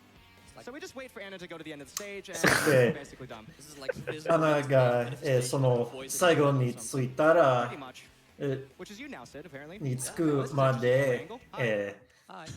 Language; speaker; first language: Japanese; non-native, learner; English